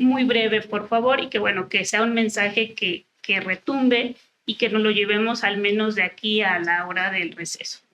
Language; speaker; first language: Spanish; native; Spanish